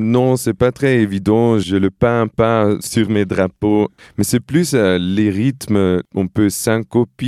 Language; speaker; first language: French; non-native, fluent; Portuguese